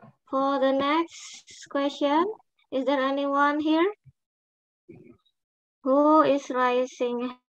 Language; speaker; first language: English; non-native, fluent; Indonesian